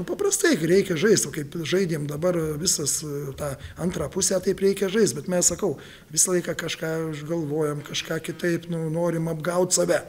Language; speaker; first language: Lithuanian; native; Lithuanian